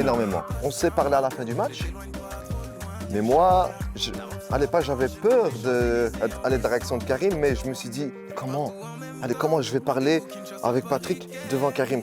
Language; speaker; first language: French; native; French